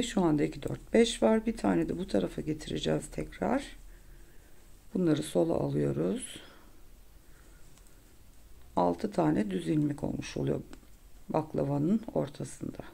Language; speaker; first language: Turkish; native; Turkish